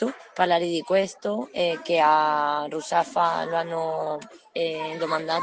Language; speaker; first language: Italian; non-native, learner; Spanish